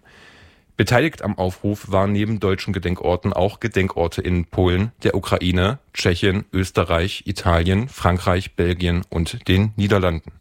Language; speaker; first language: German; native; German